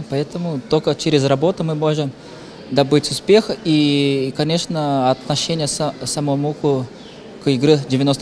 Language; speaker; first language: Russian; non-native, learner; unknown